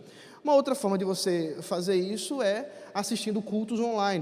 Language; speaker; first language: Portuguese; native; Portuguese